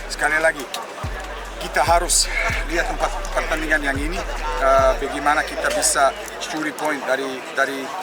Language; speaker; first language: Indonesian; non-native, learner; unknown